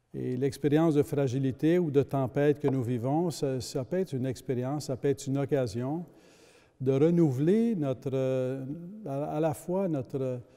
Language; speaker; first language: French; native; French